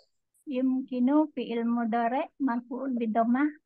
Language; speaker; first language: Arabic; non-native, learner; Indonesian